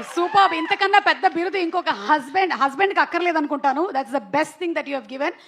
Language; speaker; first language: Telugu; native; Telugu